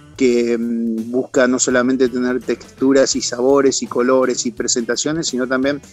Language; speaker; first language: Spanish; native; Spanish